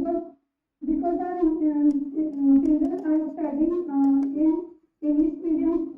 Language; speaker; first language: English; non-native, learner; Hindi